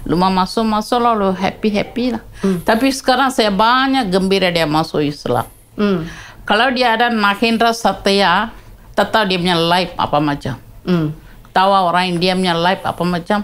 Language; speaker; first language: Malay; non-native, local second language; Tamil